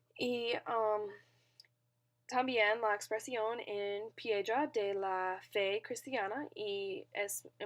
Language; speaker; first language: Spanish; non-native, learner; English